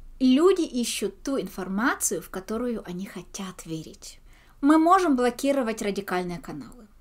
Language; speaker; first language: Russian; early bilingual, heritage; Russian